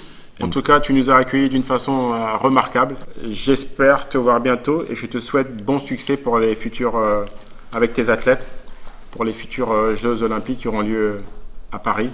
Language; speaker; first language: French; native; French